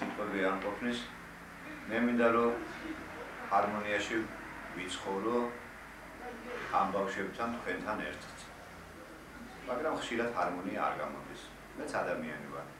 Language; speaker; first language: Georgian; native; Georgian